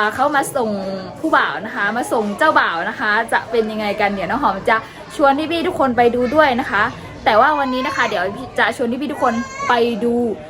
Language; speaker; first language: Thai; native; Thai